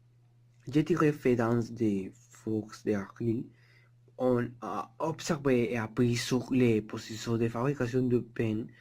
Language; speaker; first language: French; non-native, learner; Spanish